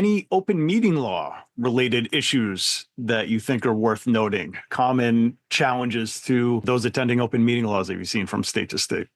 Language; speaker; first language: English; native; English